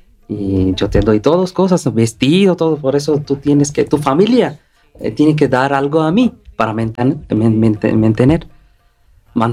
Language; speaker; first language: Spanish; non-native, learner; Bangla